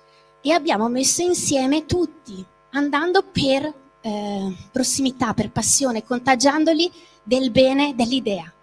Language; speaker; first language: Italian; native; Italian